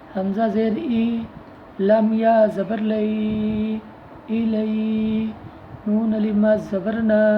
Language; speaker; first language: Urdu; native; Urdu